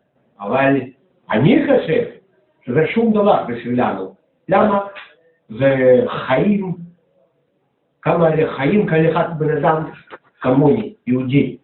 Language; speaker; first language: Hebrew; non-native, learner; Russian